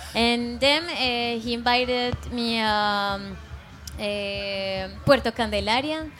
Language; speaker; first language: English; non-native, learner; Spanish